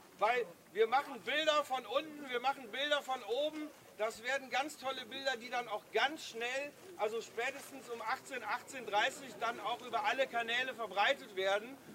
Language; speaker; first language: German; native; German